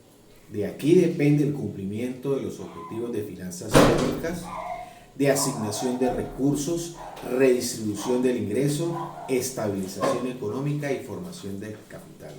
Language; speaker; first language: Spanish; native; Spanish